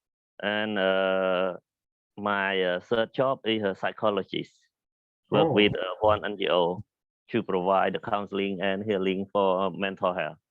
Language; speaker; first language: English; non-native, learner; Khmer